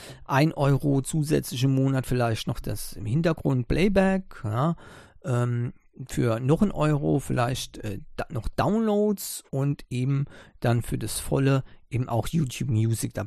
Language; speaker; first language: German; native; German